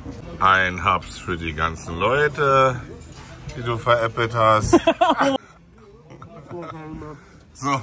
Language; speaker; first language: German; native; German